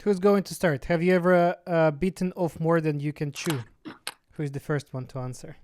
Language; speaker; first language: English; non-native, fluent; Russian